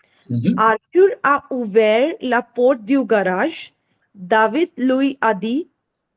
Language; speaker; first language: French; non-native, learner; Hindi